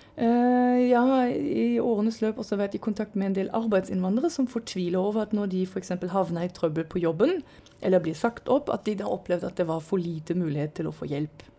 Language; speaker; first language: Norwegian; non-native, fluent; German